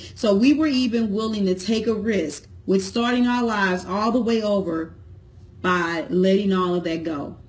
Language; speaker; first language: English; native; English